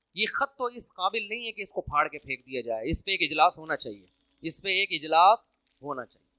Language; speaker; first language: Urdu; native; Urdu